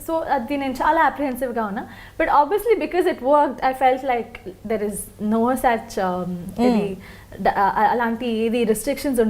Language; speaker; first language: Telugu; non-native, local second language; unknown